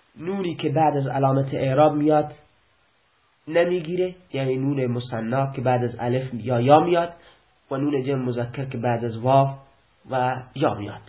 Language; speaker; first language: Persian; non-native, local second language; Baluchi